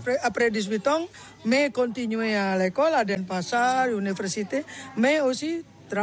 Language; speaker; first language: French; non-native, learner; Indonesian